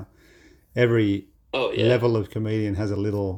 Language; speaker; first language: English; native; English